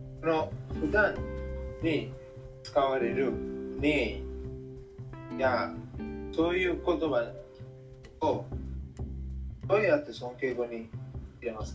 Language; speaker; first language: Japanese; non-native, learner; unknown